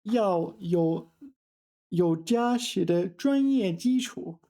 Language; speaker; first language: Chinese; non-native, fluent; English